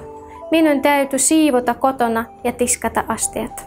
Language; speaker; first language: Finnish; non-native, fluent; Russian